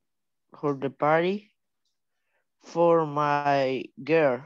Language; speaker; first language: English; non-native, learner; Spanish